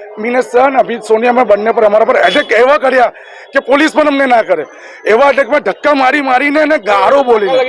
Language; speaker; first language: Gujarati; native; Gujarati